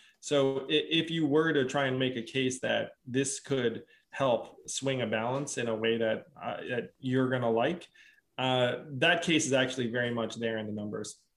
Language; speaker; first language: English; native; English